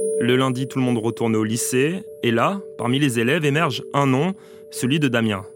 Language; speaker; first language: French; native; French